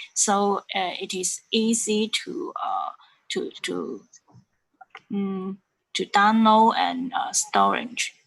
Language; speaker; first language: English; non-native, learner; Chinese